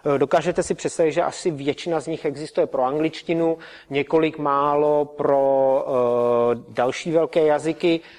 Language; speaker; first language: Czech; native; Czech